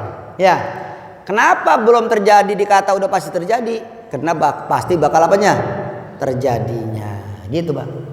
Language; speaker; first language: Malay; native; Malay